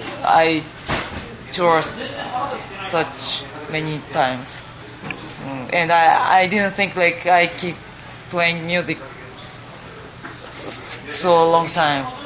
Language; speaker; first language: English; non-native, fluent; Japanese